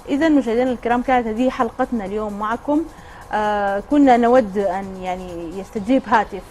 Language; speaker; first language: Arabic; native; Arabic